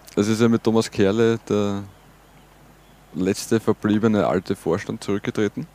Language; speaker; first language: German; native; German